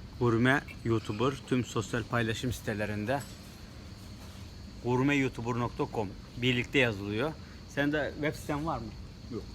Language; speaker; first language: Turkish; native; Turkish